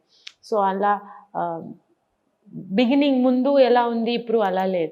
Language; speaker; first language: Telugu; non-native, learner; Bangla